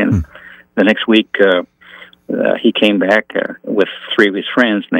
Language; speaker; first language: English; native; English